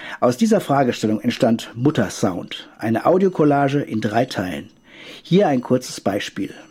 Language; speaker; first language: German; native; German